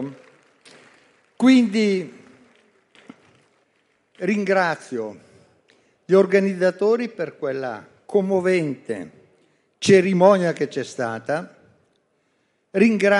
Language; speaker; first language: Italian; native; Italian